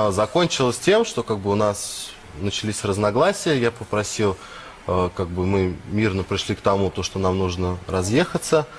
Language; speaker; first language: Russian; native; Russian